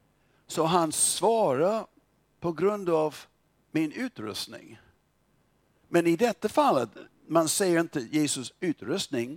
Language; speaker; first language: Swedish; non-native, fluent; English